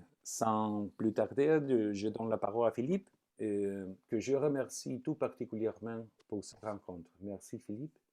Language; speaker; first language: French; non-native, fluent; Spanish